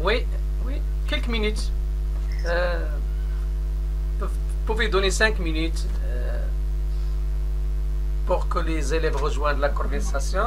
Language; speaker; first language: French; non-native, local second language; Arabic